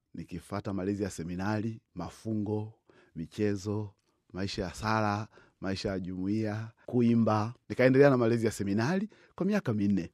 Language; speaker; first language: Swahili; native; Swahili